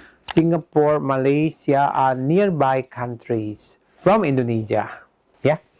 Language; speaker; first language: English; non-native, fluent; Indonesian